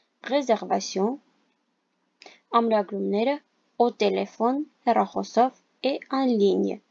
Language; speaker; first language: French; non-native, fluent; Armenian